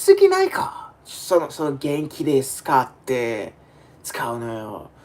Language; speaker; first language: Japanese; non-native, learner; English